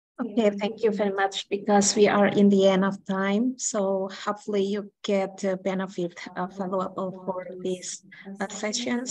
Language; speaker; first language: English; non-native, fluent; Indonesian